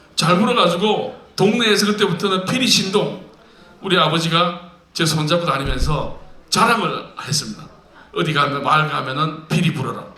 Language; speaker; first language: Korean; native; Korean